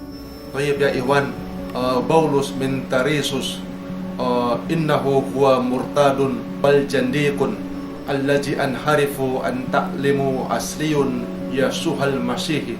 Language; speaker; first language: Arabic; non-native, learner; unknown